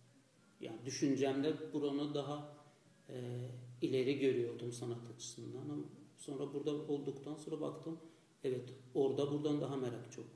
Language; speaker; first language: Turkish; non-native, fluent; Azerbaijani